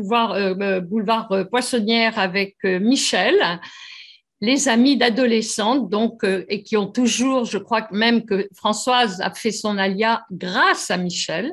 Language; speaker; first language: French; native; French